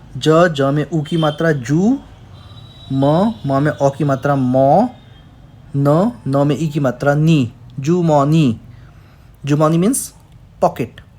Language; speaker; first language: Hindi; native; Hindi